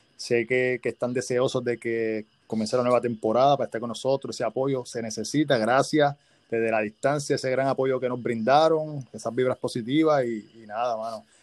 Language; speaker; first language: Spanish; native; Spanish